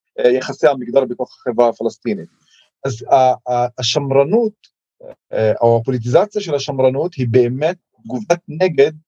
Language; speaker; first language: Hebrew; non-native, local second language; Arabic